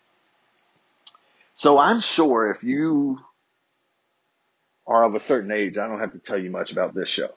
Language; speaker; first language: English; native; English